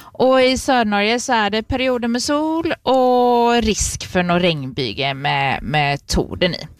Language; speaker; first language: Swedish; native; Swedish